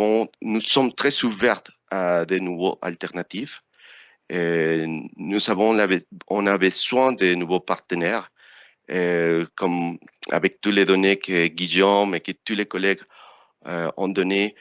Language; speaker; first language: French; non-native, fluent; Spanish